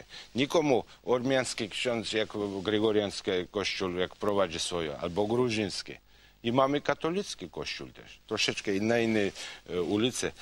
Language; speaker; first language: Polish; non-native, fluent; Georgian